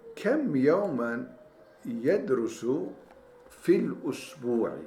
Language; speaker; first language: Arabic; non-native, fluent; Turkish